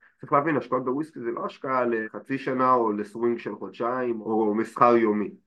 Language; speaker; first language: Hebrew; native; Hebrew